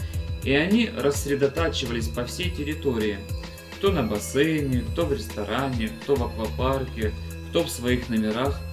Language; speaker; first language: Russian; native; Russian